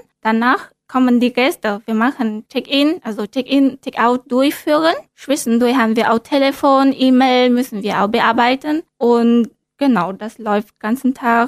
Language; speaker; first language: German; non-native, learner; Vietnamese